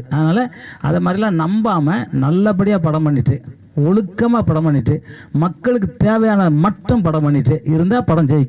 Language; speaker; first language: Tamil; native; Tamil